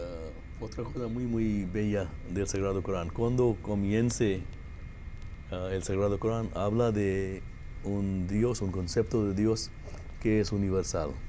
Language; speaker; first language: Spanish; non-native, fluent; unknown